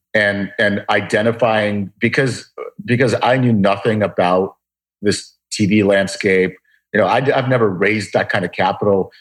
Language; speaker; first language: English; early bilingual, other home language; Russian